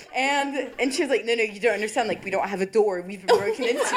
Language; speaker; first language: English; non-native, fluent; French